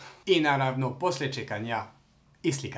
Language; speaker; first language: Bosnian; non-native, learner; French